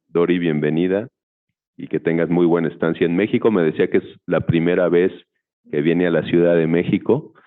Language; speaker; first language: Spanish; native; Spanish